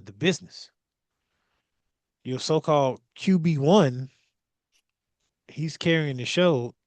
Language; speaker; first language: English; native; English